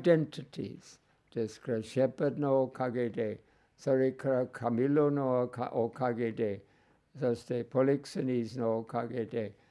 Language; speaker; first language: Japanese; non-native, fluent; English